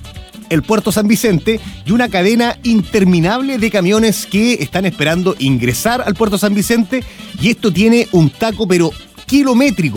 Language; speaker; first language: Spanish; native; Spanish